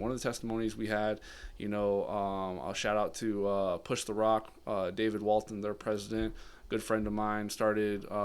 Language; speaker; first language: English; native; English